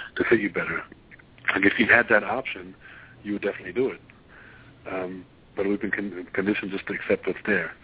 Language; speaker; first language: English; non-native, fluent; German